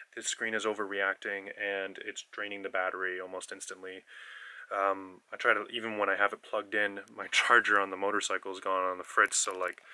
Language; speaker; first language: English; native; English